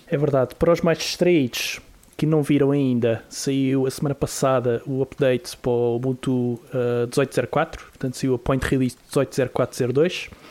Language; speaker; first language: Portuguese; native; Portuguese